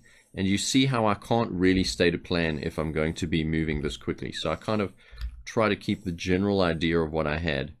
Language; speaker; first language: English; native; English